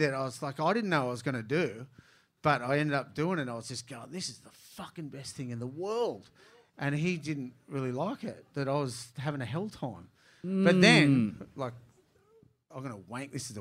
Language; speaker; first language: English; native; English